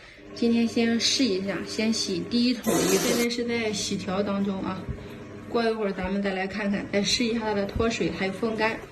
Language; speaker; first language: Chinese; native; Chinese